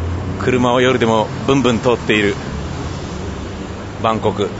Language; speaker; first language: Japanese; native; Japanese